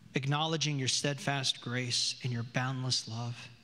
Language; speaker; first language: English; native; English